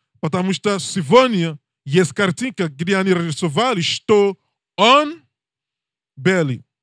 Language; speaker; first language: Russian; non-native, learner; English